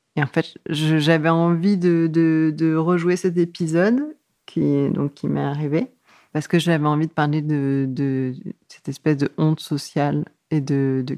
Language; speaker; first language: French; native; French